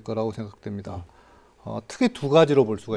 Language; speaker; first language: Korean; native; Korean